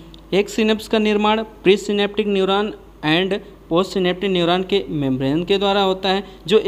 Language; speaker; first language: Hindi; native; Hindi